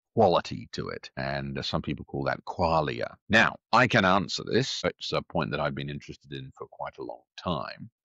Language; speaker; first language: English; native; English